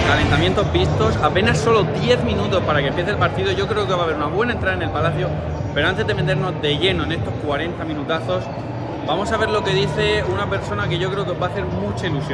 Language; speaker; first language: Spanish; native; Spanish